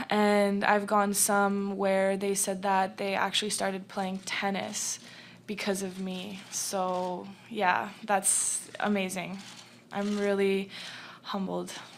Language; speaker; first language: English; early bilingual, other home language; Romanian